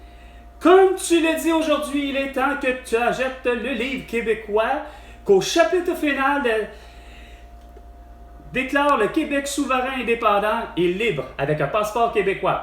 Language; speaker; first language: French; native; French